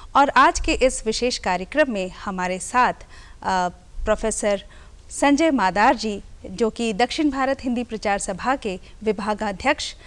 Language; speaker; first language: Hindi; native; Hindi